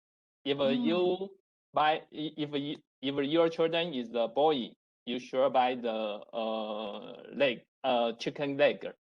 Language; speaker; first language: English; non-native, learner; Chinese